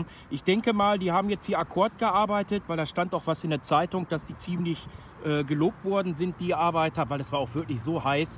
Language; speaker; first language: German; native; German